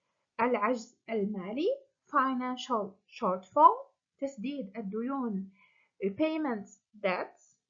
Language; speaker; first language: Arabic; native; Arabic